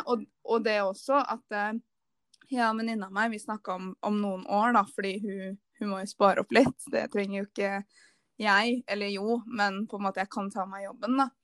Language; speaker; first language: Norwegian; native; Norwegian